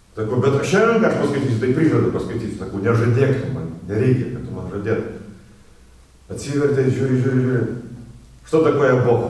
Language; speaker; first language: Lithuanian; non-native, fluent; Russian